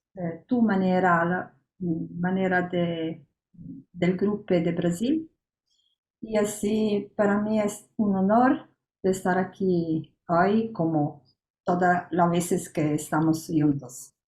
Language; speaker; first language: Spanish; non-native, learner; Italian